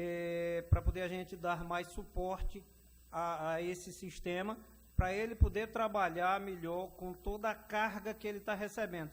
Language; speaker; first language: Portuguese; native; Portuguese